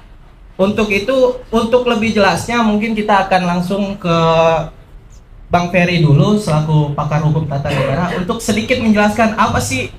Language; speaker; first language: Indonesian; native; Indonesian